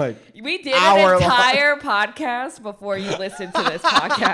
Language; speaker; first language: English; native; English